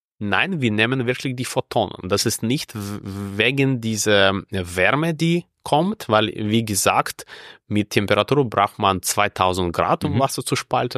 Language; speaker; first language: German; non-native, fluent; Russian